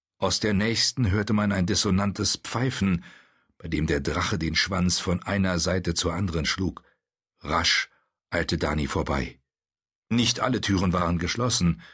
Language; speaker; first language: German; native; German